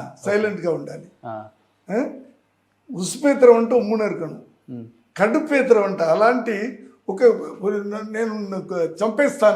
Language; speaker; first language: Telugu; non-native, learner; Tamil